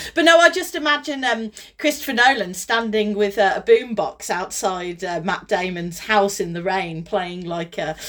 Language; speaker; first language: English; native; English